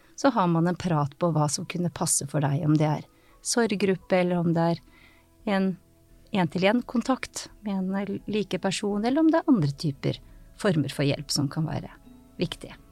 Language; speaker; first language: Norwegian; native; Norwegian